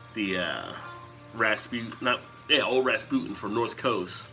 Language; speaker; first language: English; native; English